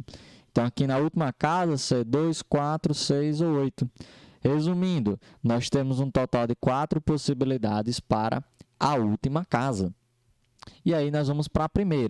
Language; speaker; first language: Portuguese; native; Portuguese